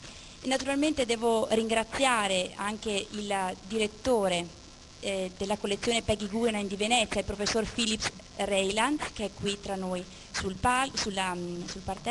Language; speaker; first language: Italian; native; Italian